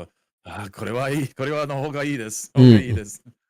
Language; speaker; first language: Japanese; non-native, learner; English